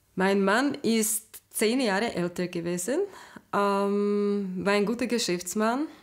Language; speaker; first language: German; non-native, fluent; Slovak